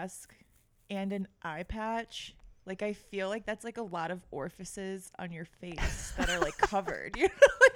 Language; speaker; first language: English; early bilingual, other home language; Romanian